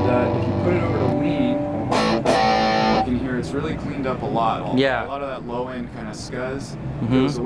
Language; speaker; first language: English; native; English